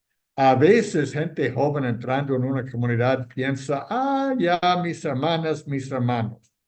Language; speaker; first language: Spanish; non-native, fluent; English